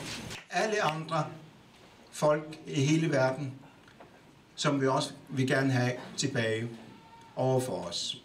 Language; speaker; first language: Danish; non-native, local second language; Kalaallisut